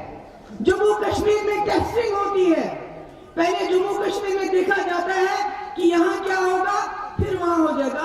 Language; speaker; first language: Urdu; non-native, local second language; Kashmiri